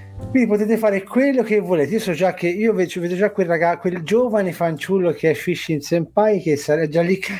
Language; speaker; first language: Italian; native; Italian